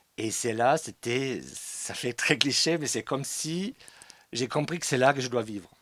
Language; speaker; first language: French; non-native, fluent; German